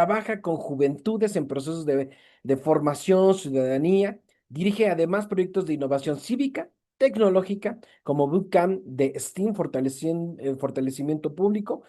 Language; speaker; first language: Spanish; native; Spanish